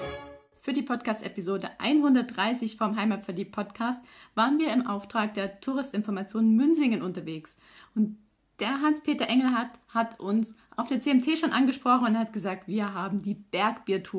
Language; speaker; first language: German; native; German